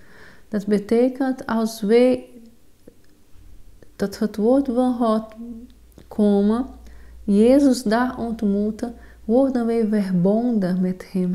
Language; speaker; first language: Dutch; non-native, fluent; Portuguese